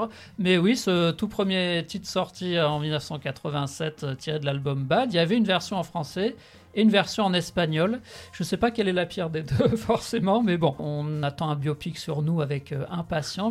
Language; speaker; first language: French; native; French